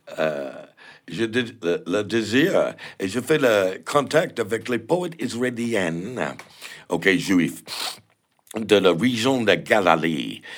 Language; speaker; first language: French; non-native, learner; English